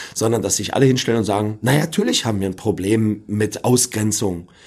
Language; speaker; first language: German; native; German